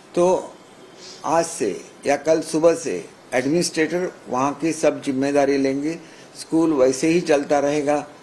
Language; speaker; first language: Hindi; non-native, local second language; Marathi